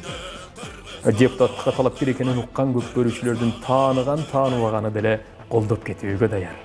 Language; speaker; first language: Kyrgyz; native; Kyrgyz